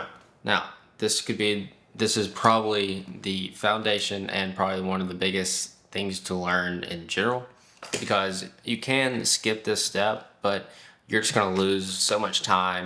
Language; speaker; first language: English; native; English